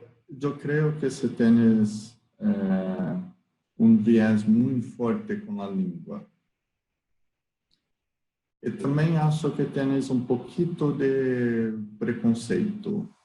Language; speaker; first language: Spanish; non-native, learner; Portuguese